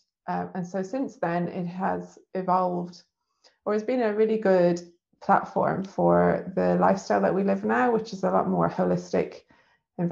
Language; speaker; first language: English; native; English